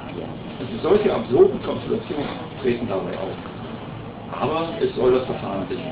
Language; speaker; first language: German; native; German